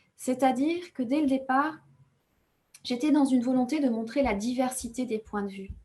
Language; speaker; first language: French; non-native, local second language; Kinyarwanda